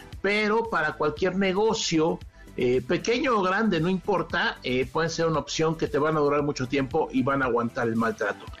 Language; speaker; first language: Spanish; native; Spanish